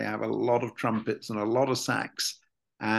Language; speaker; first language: English; native; English